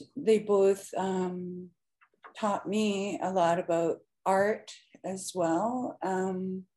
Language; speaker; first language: English; native; English